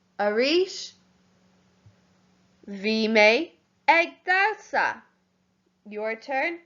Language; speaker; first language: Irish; non-native, local second language; English